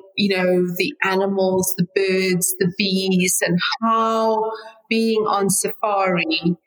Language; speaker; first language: English; native; English